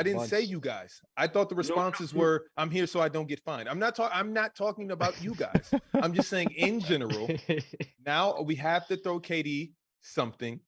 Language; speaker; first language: English; native; English